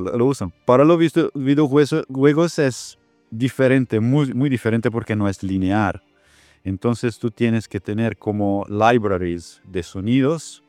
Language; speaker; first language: Spanish; non-native, fluent; Italian